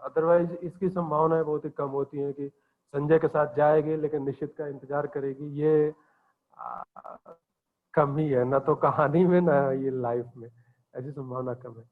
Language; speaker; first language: Hindi; native; Hindi